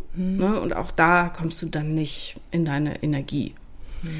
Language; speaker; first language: German; native; German